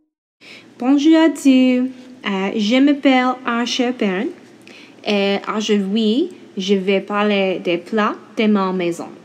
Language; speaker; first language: French; non-native, learner; English